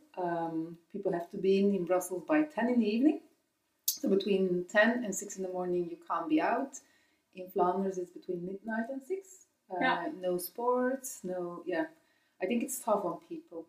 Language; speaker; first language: English; non-native, fluent; Dutch